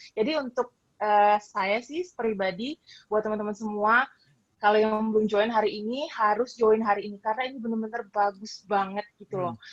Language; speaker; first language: Indonesian; native; Indonesian